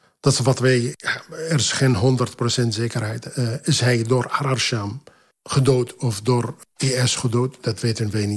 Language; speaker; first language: Dutch; non-native, fluent; Arabic